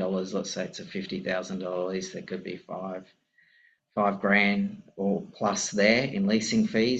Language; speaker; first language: English; native; English